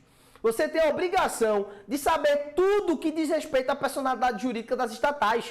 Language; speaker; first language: Portuguese; native; Portuguese